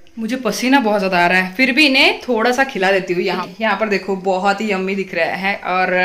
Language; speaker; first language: Hindi; native; Hindi